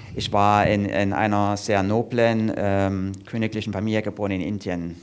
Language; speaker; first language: German; native; German